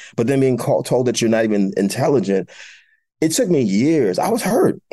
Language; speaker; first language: English; native; English